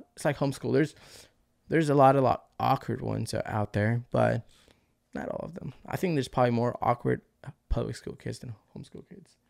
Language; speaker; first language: English; early bilingual, other home language; Spanish